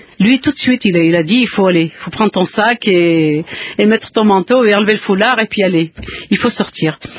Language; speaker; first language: French; non-native, local second language; Kabyle